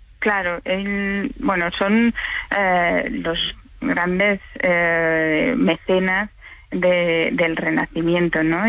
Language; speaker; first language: Spanish; native; Spanish